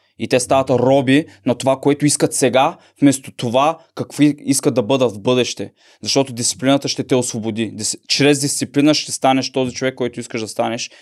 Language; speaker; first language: Bulgarian; native; Bulgarian